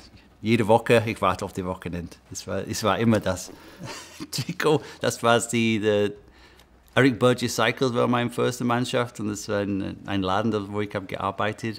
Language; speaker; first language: German; non-native, fluent; English